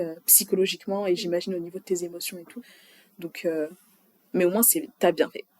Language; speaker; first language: French; native; French